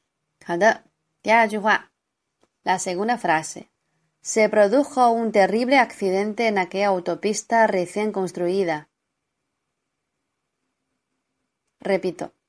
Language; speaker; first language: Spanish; non-native, fluent; Chinese